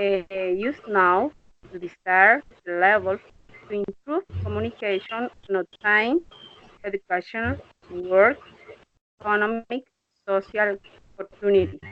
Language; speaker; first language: English; non-native, learner; Spanish